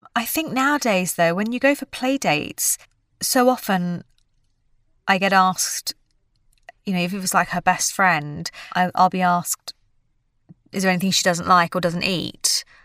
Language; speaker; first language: English; native; English